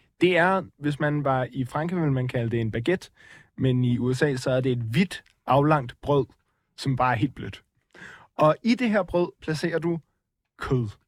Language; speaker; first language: Danish; native; Danish